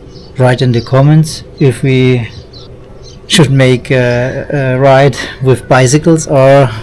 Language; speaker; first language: English; non-native, learner; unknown